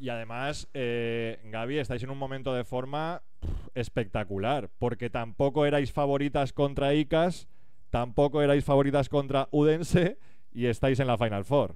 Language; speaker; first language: Spanish; native; Spanish